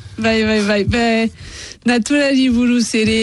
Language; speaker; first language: Basque; non-native, local second language; French